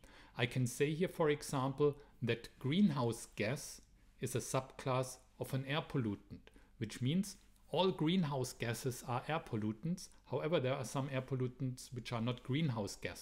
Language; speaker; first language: English; non-native, fluent; German